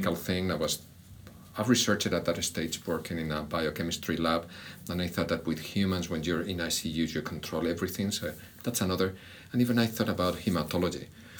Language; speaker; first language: English; non-native, fluent; Spanish